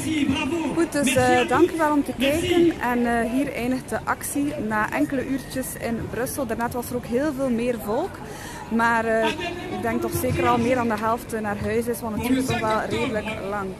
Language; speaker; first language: Dutch; native; Dutch